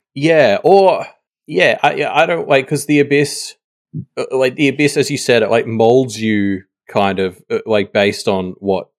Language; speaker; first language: English; native; English